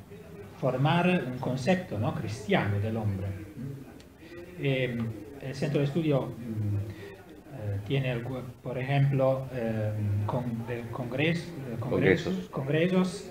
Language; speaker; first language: Spanish; non-native, learner; Italian